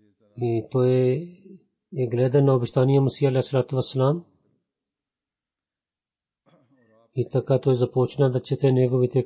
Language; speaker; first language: Bulgarian; non-native, fluent; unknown